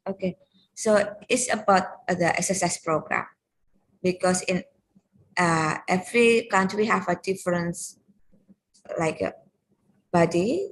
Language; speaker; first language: English; non-native, learner; Indonesian